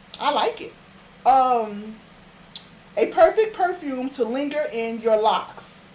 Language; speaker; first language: English; native; English